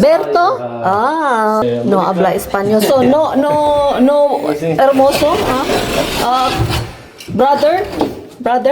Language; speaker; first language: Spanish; non-native, learner; Filipino